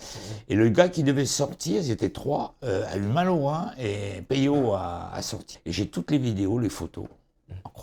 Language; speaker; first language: French; native; French